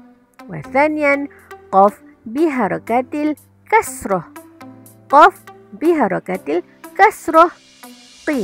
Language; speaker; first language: Arabic; non-native, fluent; Malay